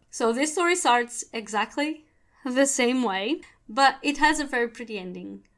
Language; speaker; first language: English; non-native, fluent; Portuguese